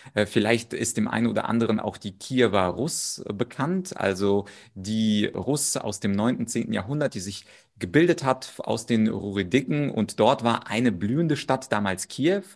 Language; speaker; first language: German; early bilingual, other home language; Russian